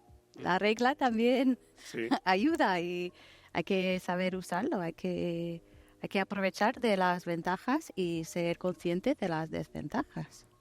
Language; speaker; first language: Spanish; non-native, fluent; English